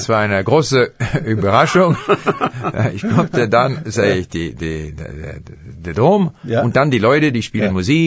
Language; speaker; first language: German; non-native, fluent; English